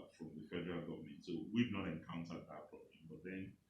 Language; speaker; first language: English; non-native, local second language; Yoruba